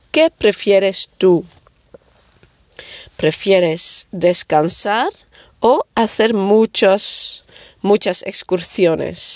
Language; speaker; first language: Spanish; non-native, fluent; Dutch